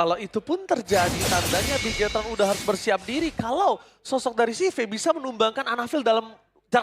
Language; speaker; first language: Indonesian; native; Indonesian